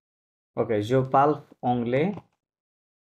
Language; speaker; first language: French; non-native, fluent; Bangla